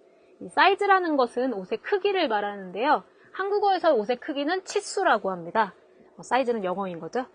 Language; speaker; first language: Korean; native; Korean